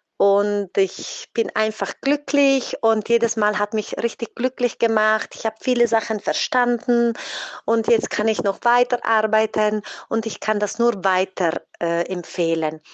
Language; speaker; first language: German; non-native, fluent; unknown